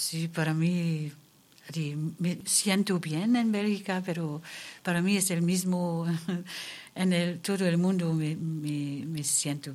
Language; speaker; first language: Spanish; non-native, learner; German